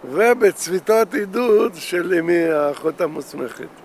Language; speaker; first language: Hebrew; non-native, fluent; Russian